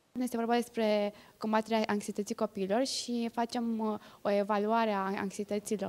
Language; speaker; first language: Romanian; native; Romanian